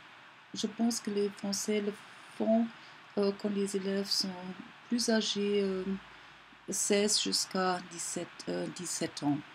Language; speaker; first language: French; non-native, learner; German